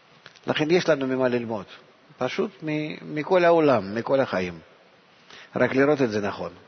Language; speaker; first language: Hebrew; non-native, fluent; Russian